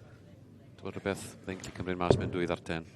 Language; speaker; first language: Welsh; native; Welsh